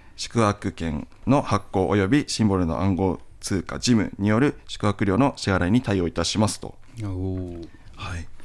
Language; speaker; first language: Japanese; native; Japanese